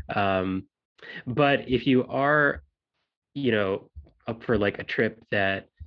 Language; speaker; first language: English; native; English